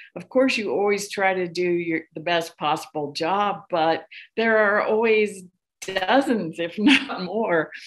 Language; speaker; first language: English; native; English